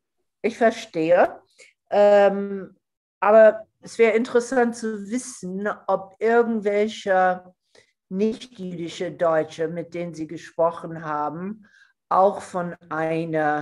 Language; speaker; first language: German; non-native, fluent; English